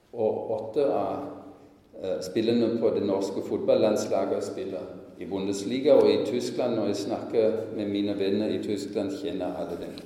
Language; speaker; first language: Norwegian; non-native, fluent; German